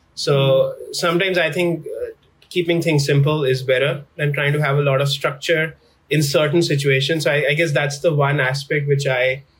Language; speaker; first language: English; non-native, local second language; Hindi